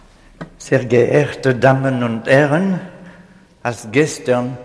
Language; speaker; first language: German; non-native, learner; French